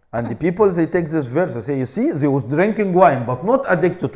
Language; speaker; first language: English; non-native, fluent; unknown